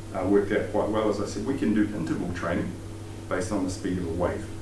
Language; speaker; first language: English; native; English